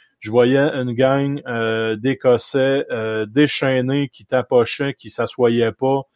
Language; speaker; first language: French; native; French